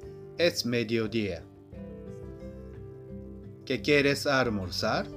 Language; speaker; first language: Spanish; non-native, fluent; Japanese